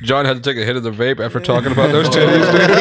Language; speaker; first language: English; native; English